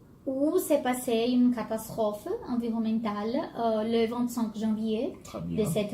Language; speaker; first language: French; non-native, learner; Portuguese